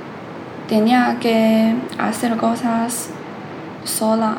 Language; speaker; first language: Spanish; non-native, learner; Chinese